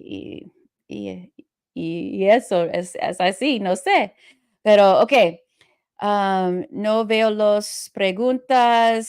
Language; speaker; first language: Spanish; non-native, learner; English